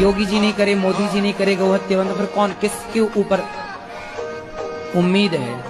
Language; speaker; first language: Hindi; native; Hindi